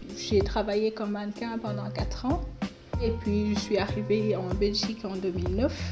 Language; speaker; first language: French; non-native, local second language; Wolof